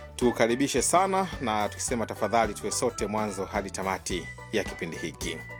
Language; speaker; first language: Swahili; native; Swahili